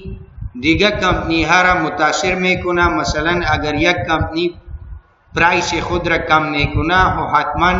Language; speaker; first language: Persian; non-native, local second language; Pashto